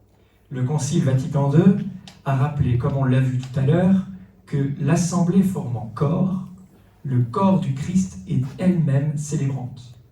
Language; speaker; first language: French; native; French